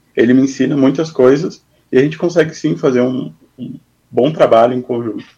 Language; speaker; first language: Portuguese; native; Portuguese